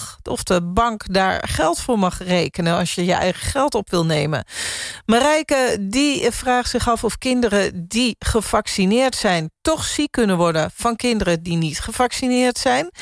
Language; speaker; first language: Dutch; native; Dutch